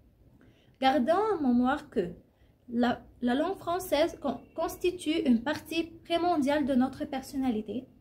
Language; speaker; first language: French; non-native, learner; Arabic